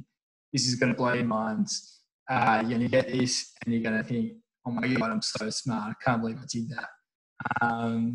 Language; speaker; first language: English; native; English